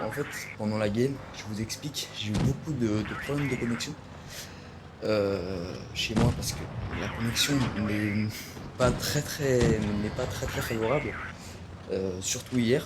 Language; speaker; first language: French; native; French